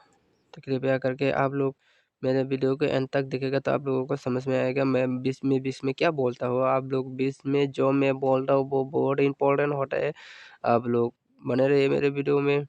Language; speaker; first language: Hindi; non-native, local second language; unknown